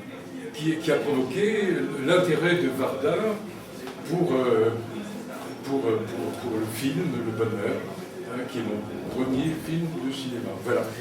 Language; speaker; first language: French; native; French